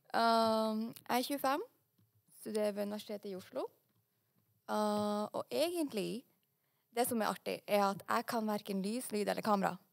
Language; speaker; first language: Norwegian; early bilingual, other home language; Urdu